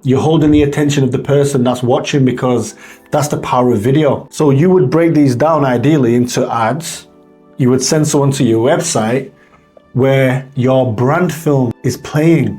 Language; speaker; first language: English; native; English